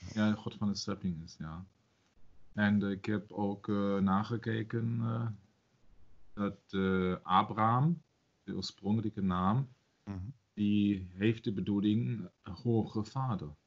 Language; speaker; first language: Dutch; non-native, learner; German